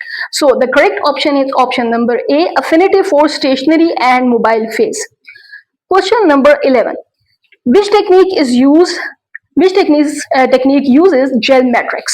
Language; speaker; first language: English; non-native, local second language; Urdu